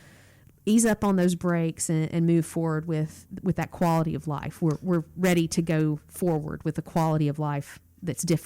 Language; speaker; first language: English; native; English